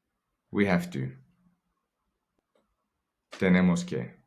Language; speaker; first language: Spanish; non-native, fluent; English